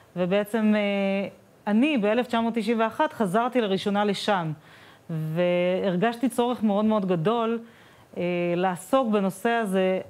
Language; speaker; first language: Hebrew; non-native, fluent; Russian